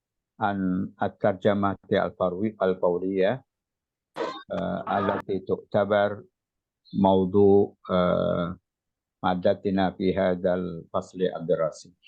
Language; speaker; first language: Arabic; non-native, fluent; Indonesian